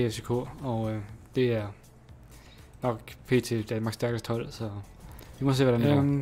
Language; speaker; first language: Danish; native; Danish